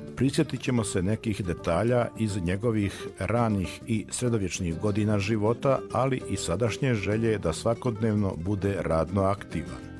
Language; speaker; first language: Serbian; native; Serbian